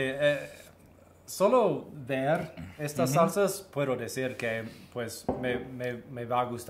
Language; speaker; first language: Spanish; early bilingual, heritage; Spanish